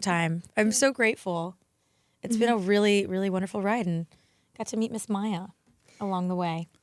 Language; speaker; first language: English; native; English